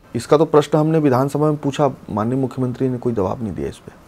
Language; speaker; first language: Hindi; native; Hindi